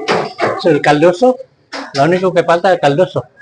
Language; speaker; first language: Spanish; non-native, learner; Filipino